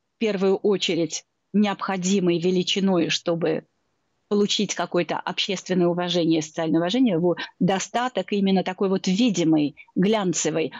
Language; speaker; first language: Russian; native; Russian